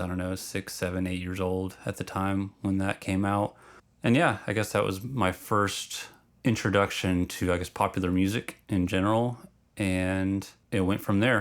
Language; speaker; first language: English; native; English